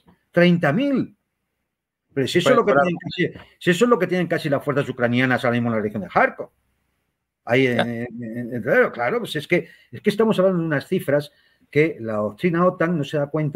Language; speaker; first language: Spanish; native; Spanish